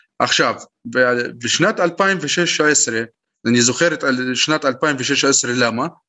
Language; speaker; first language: Hebrew; non-native, local second language; Arabic